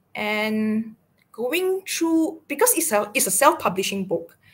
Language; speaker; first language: English; non-native, local second language; Chinese